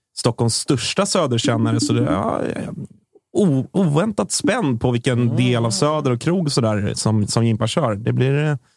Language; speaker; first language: Swedish; native; Swedish